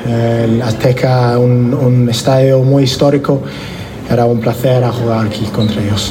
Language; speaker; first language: Spanish; non-native, learner; English